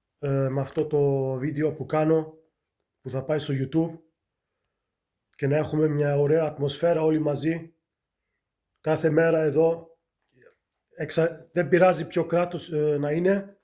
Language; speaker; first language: Greek; early bilingual, heritage; Greek